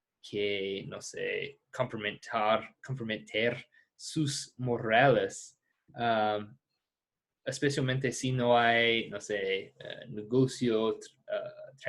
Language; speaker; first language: Spanish; non-native, fluent; English